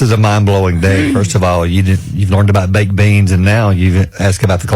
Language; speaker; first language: English; native; English